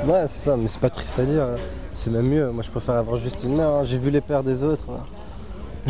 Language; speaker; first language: French; early bilingual, other home language; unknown